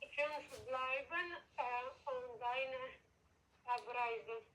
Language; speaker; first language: German; non-native, learner; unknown